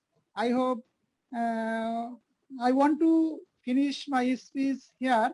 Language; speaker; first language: English; non-native, learner; Bangla